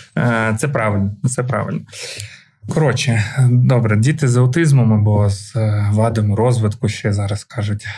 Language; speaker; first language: Ukrainian; non-native, local second language; Russian